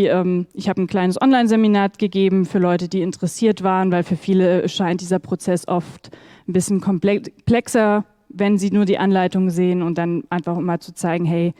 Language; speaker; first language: German; native; German